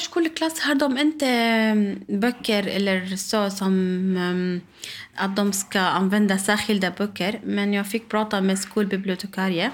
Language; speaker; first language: Swedish; non-native, learner; Arabic